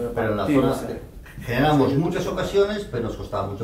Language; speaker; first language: Spanish; native; Spanish